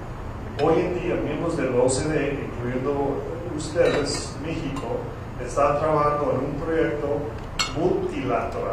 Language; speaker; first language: Spanish; non-native, fluent; English